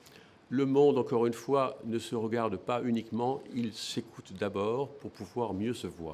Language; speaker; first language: French; native; French